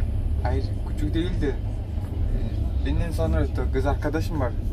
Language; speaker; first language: Turkish; non-native, learner; Mongolian